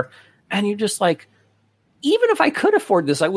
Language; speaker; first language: English; native; English